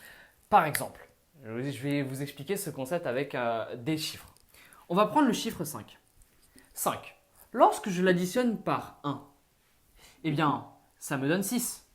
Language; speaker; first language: French; native; French